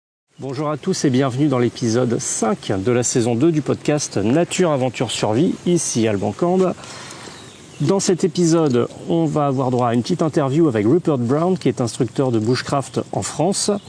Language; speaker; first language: French; native; French